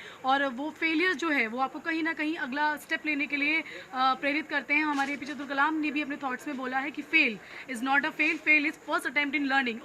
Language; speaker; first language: Hindi; native; Hindi